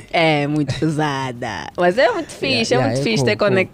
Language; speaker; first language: Portuguese; early bilingual, heritage; Portuguese